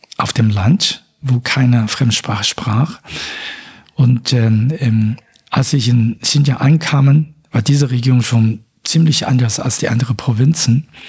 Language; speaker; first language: German; non-native, fluent; Chinese